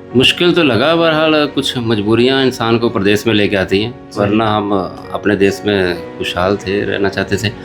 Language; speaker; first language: Urdu; non-native, local second language; Punjabi